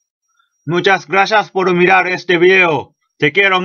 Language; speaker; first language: Spanish; non-native, learner; Japanese